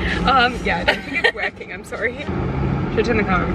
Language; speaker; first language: English; native; English